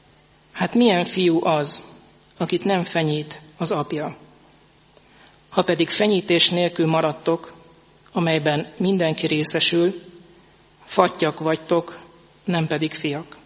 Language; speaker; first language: Hungarian; native; Hungarian